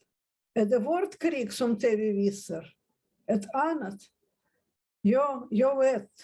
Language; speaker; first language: Swedish; non-native, fluent; Russian